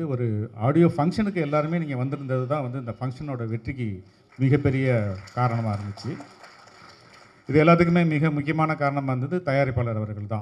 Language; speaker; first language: Tamil; native; Tamil